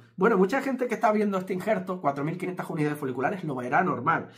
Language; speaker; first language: Spanish; native; Spanish